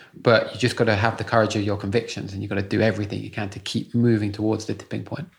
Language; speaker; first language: English; native; English